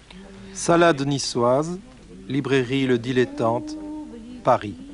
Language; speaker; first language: French; native; French